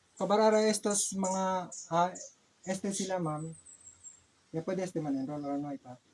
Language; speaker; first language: Filipino; native; Filipino